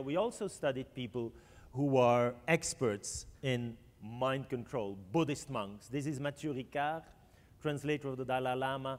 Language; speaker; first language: English; non-native, fluent; French